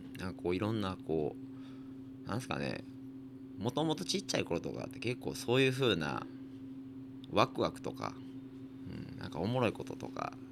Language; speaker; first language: Japanese; native; Japanese